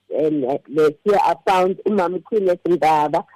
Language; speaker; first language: English; non-native, local second language; Xhosa